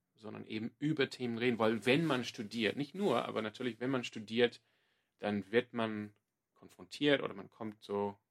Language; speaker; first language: German; non-native, fluent; English